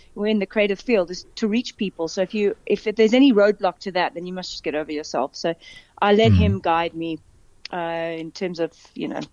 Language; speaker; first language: English; native; English